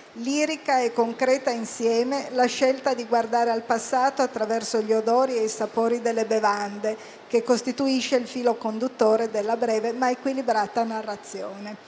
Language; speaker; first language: Italian; native; Italian